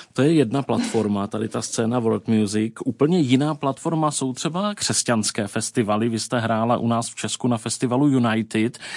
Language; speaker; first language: Czech; native; Czech